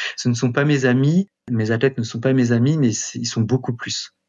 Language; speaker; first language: French; native; French